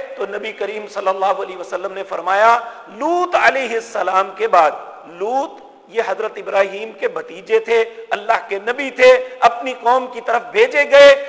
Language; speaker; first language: Urdu; non-native, local second language; Punjabi